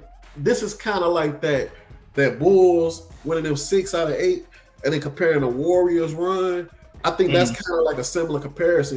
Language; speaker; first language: English; native; English